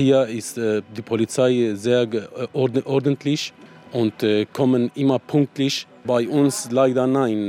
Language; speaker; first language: German; non-native, learner; Arabic